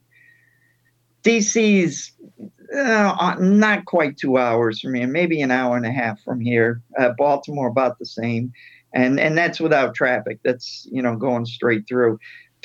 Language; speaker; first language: English; native; English